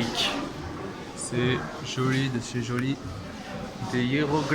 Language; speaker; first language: French; native; French